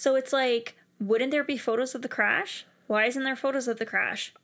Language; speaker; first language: English; native; English